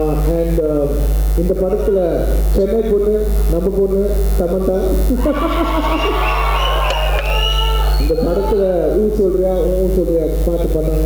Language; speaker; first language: Tamil; non-native, local second language; Telugu